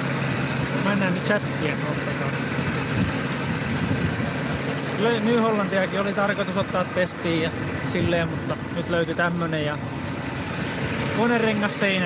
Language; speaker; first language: Finnish; native; Finnish